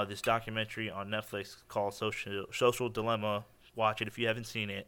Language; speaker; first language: English; native; English